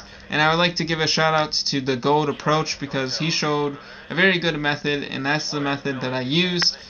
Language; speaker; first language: English; native; English